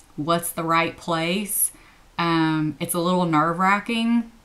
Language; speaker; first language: English; native; English